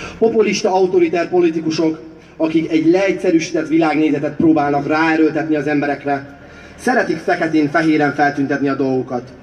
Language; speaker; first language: Hungarian; non-native, fluent; Russian